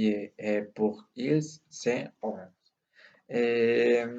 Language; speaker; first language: French; non-native, learner; Spanish